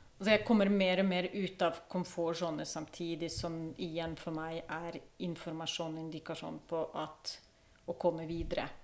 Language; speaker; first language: Norwegian; non-native, fluent; Ukrainian